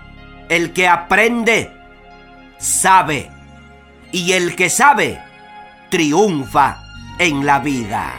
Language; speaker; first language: Spanish; native; Spanish